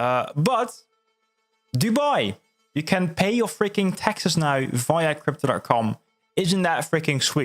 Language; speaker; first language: English; non-native, fluent; Dutch